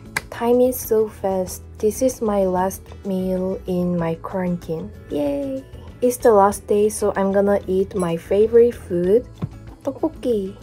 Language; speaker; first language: English; non-native, learner; Korean